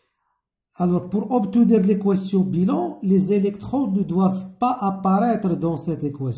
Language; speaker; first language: French; non-native, local second language; Arabic